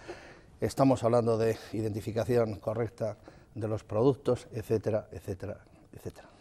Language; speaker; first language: Spanish; native; Spanish